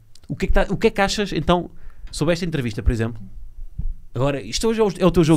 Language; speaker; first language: Portuguese; native; Portuguese